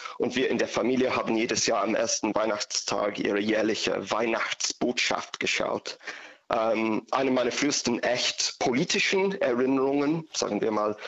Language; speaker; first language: German; non-native, fluent; English